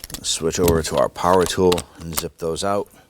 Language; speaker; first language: English; native; English